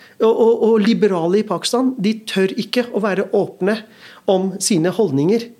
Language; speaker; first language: Norwegian; early bilingual, other home language; Urdu